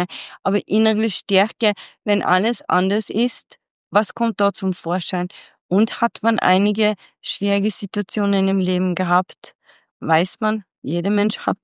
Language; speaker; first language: German; non-native, fluent; Swedish